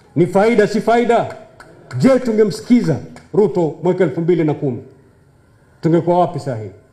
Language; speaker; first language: Swahili; native; Swahili